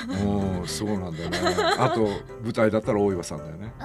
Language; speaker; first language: Japanese; native; Japanese